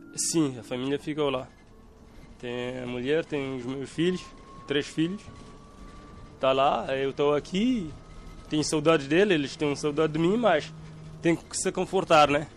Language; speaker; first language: Portuguese; non-native, local second language; Kabuverdianu